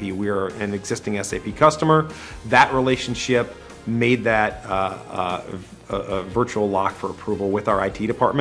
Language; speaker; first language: English; native; English